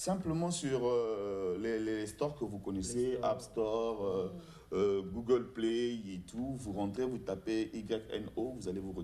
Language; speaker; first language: French; non-native, local second language; Lingala